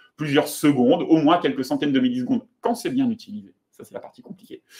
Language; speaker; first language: French; native; French